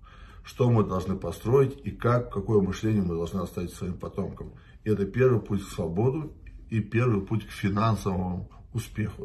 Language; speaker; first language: Russian; native; Russian